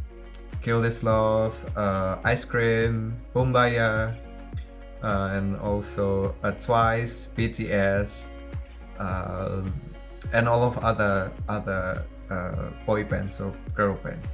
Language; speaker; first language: English; non-native, fluent; Indonesian